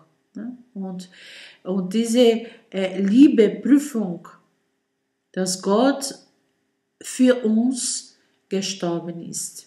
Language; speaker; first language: German; non-native, learner; Portuguese